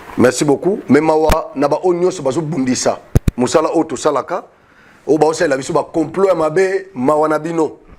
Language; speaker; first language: Lingala; non-native, local second language; Luba-Lulua